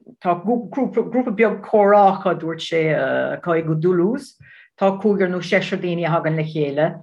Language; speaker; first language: Irish; non-native, learner; Dutch